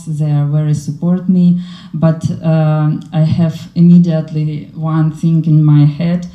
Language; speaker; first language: English; non-native, learner; Ukrainian